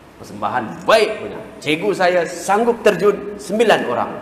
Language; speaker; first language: Malay; native; Malay